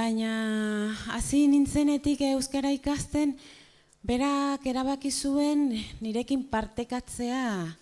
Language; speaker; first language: Basque; non-native, learner; Spanish